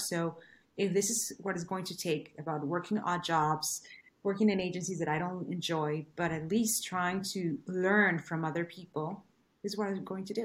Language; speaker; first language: English; non-native, fluent; Spanish